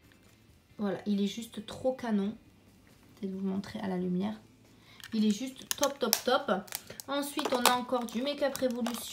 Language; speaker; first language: French; native; French